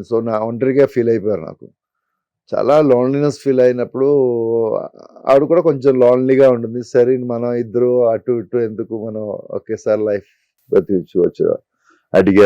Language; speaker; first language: Telugu; non-native, local second language; Malayalam